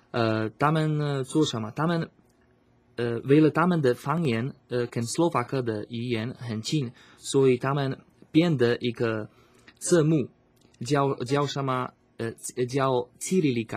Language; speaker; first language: Chinese; non-native, learner; Slovak